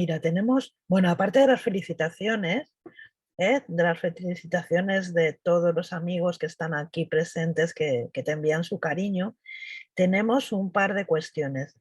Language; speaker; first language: Spanish; native; Spanish